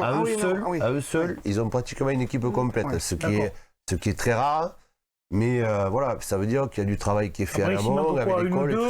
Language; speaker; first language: French; native; French